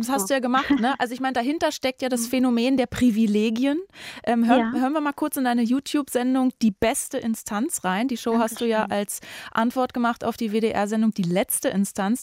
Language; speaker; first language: German; native; German